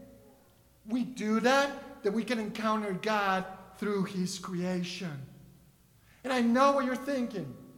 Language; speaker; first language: English; non-native, fluent; Spanish